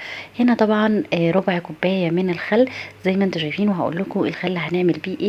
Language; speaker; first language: Arabic; native; Arabic